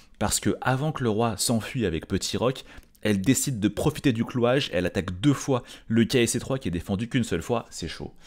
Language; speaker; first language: French; native; French